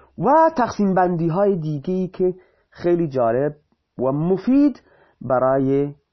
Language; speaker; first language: Persian; non-native, local second language; Baluchi